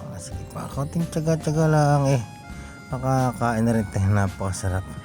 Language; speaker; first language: Filipino; non-native, local second language; Bikol